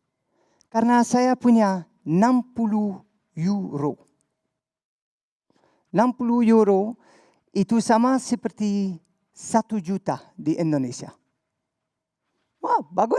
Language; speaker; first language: Indonesian; non-native, learner; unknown